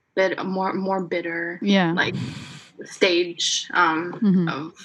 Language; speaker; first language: English; non-native, fluent; Korean